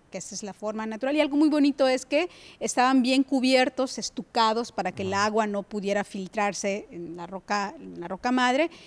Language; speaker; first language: Spanish; native; Spanish